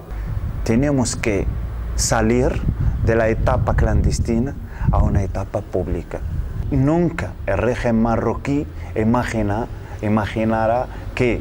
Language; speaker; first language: Spanish; non-native, fluent; Arabic